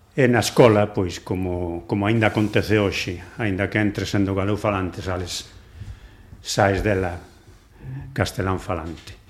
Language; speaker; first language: Galician; non-native, local second language; Spanish